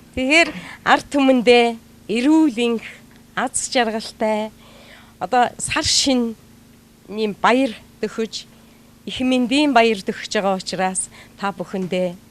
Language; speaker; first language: Mongolian; native; Mongolian